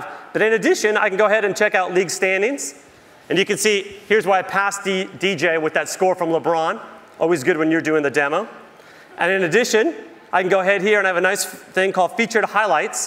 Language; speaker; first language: English; native; English